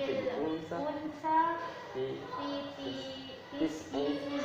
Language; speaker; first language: Arabic; non-native, learner; Indonesian